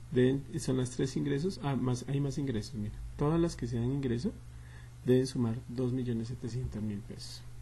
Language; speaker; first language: Spanish; native; Spanish